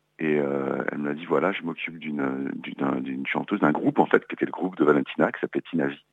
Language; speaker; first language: French; native; French